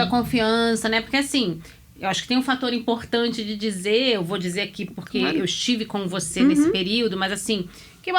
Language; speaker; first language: Portuguese; native; Portuguese